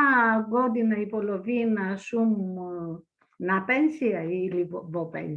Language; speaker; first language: Macedonian; early bilingual, heritage; Greek